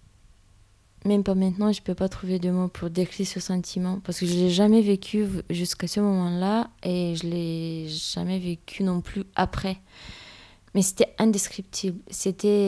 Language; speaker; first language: French; non-native, fluent; Romanian